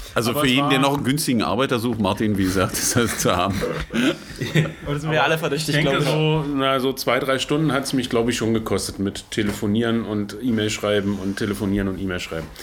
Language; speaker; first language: German; native; German